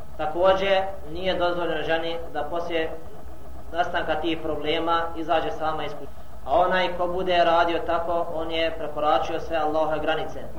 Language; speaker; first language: Bosnian; non-native, fluent; Arabic